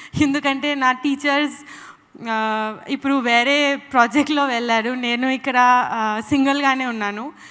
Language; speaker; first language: Telugu; non-native, local second language; Bangla